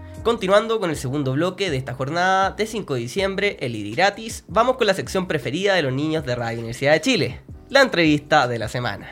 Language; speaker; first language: Spanish; native; Spanish